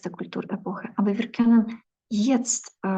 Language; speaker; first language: German; non-native, fluent; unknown